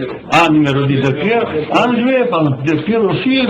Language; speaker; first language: French; non-native, fluent; Bosnian